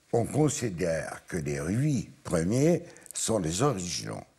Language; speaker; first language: French; non-native, fluent; Hungarian